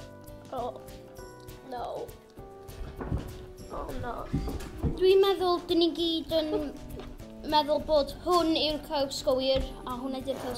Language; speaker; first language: Welsh; non-native, local second language; English